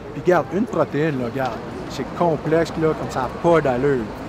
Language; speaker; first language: French; native; French